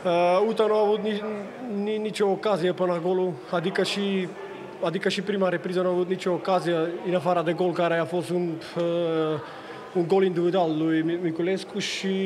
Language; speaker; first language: Romanian; non-native, learner; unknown